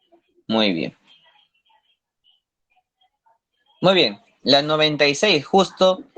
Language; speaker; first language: Spanish; native; Spanish